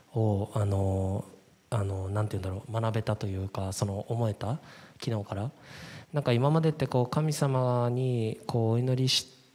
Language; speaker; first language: Japanese; native; Japanese